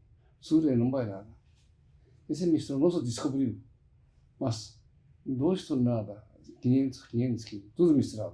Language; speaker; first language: Portuguese; non-native, learner; Japanese